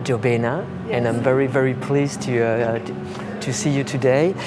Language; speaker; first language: English; non-native, fluent; French